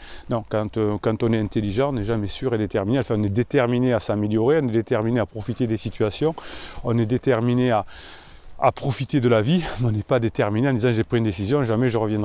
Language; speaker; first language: French; native; French